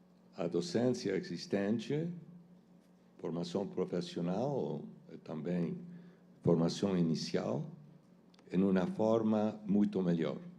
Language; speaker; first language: Portuguese; non-native, fluent; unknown